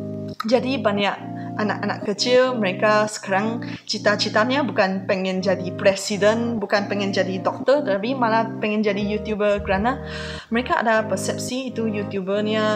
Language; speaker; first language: Indonesian; non-native, fluent; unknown